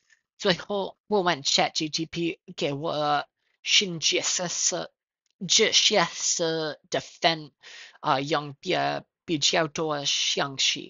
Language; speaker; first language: Chinese; non-native, learner; English